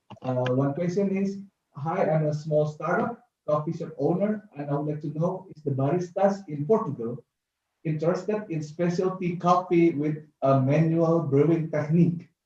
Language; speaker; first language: English; non-native, fluent; Indonesian